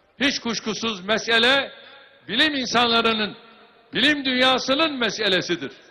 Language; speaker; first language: Turkish; native; Turkish